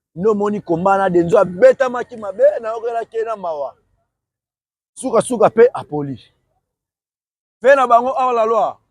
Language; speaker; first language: Lingala; native; Lingala